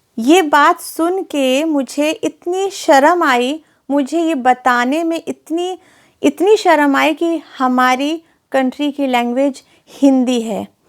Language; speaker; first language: Hindi; native; Hindi